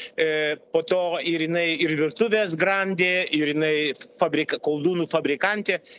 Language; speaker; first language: Lithuanian; non-native, local second language; Russian